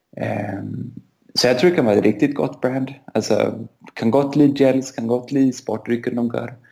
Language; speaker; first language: Swedish; native; Swedish